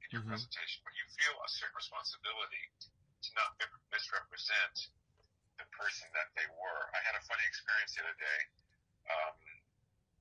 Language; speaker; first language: English; native; English